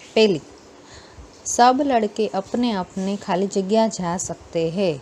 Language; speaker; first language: Hindi; non-native, local second language; Gujarati